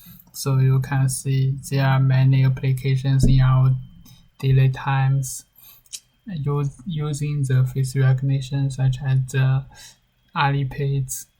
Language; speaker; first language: English; non-native, learner; Chinese